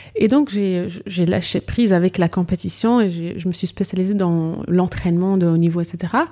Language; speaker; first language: French; non-native, local second language; Arabic